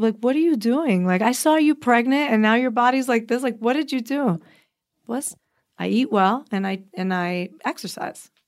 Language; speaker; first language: English; early bilingual, other home language; Spanish